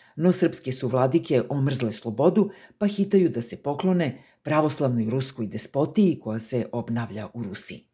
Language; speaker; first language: Serbian; native; Serbian